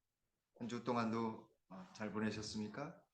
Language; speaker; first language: Korean; native; Korean